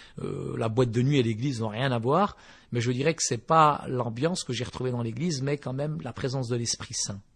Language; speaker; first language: French; early bilingual, other home language; Berber languages